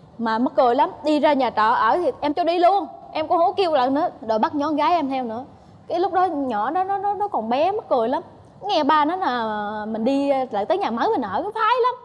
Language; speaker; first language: Vietnamese; native; Vietnamese